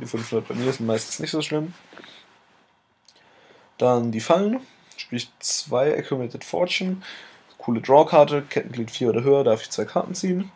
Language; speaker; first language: German; native; German